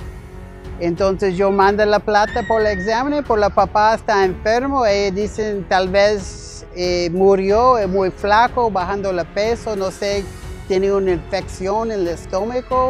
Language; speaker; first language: Spanish; non-native, learner; English